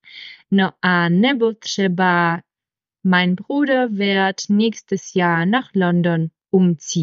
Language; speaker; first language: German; non-native, fluent; Czech